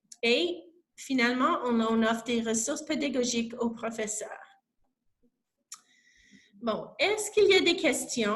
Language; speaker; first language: French; non-native, local second language; English